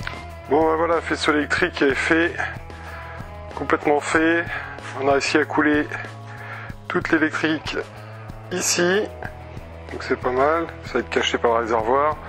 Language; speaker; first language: French; native; French